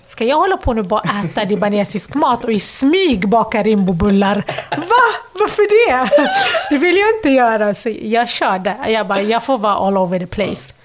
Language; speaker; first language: Swedish; early bilingual, other home language; Arabic